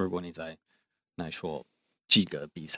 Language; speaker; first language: Chinese; non-native, fluent; English